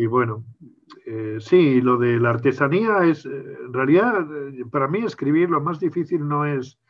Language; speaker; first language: Spanish; native; Spanish